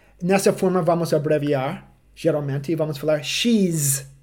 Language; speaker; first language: Portuguese; non-native, fluent; English